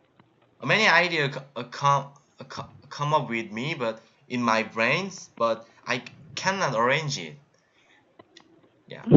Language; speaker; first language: English; non-native, learner; Korean